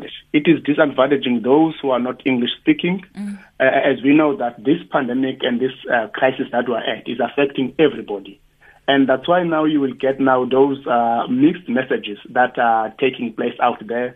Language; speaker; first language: English; non-native, local second language; Xhosa